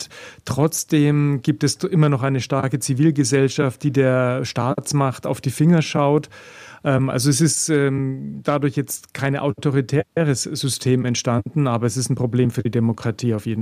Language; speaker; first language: German; native; German